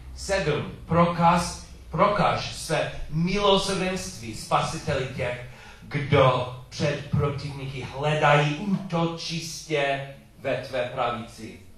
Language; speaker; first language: Czech; non-native, learner; English